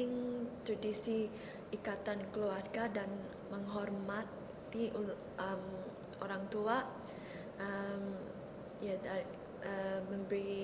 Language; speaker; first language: Indonesian; early bilingual, heritage; Indonesian